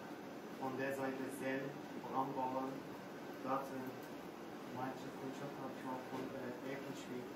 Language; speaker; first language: German; non-native, learner; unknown